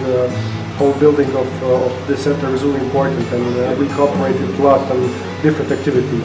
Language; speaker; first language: English; non-native, fluent; Bosnian